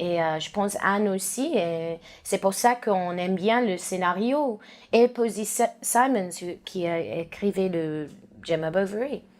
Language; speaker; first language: French; non-native, learner; English